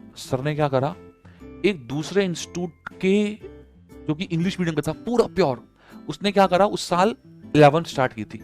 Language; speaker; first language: Hindi; native; Hindi